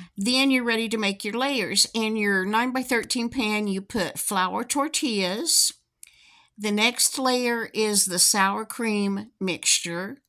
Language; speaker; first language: English; native; English